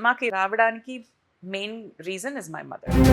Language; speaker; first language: Telugu; non-native, fluent; Tamil